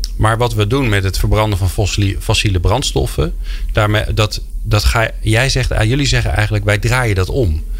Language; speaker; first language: Dutch; native; Dutch